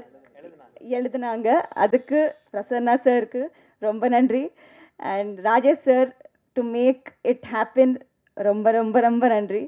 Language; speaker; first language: Tamil; non-native, learner; Telugu